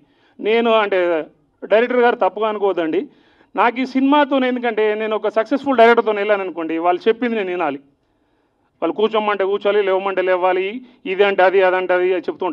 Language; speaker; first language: Telugu; native; Telugu